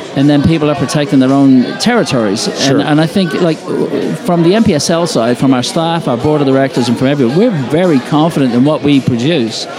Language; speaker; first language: English; native; English